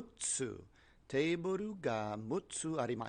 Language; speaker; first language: Japanese; non-native, learner; English